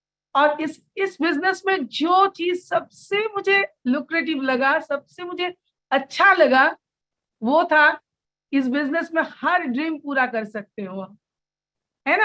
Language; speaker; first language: Hindi; non-native, local second language; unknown